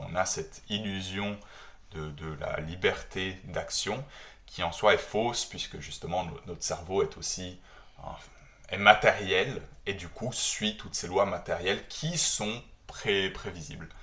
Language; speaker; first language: French; native; French